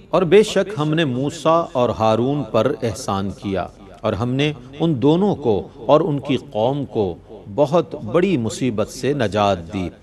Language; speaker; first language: Urdu; native; Urdu